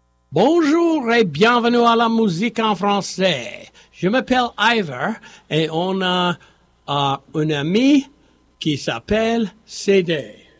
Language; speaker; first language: French; non-native, learner; English